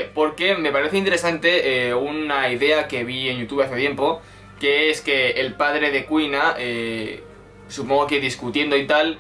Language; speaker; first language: Spanish; native; Spanish